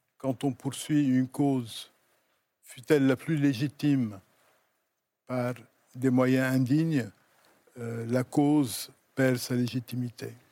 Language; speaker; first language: French; non-native, local second language; Arabic